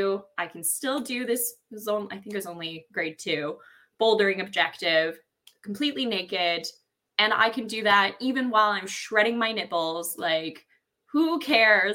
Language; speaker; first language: English; native; English